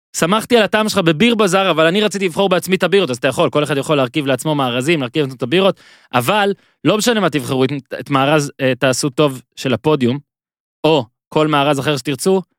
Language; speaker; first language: Hebrew; native; Hebrew